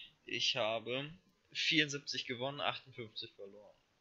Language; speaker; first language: German; native; German